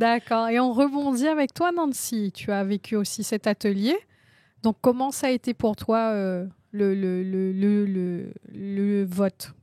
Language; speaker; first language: French; native; French